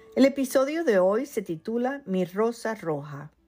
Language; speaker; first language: Spanish; early bilingual, heritage; Spanish